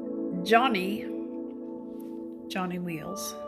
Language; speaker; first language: English; native; English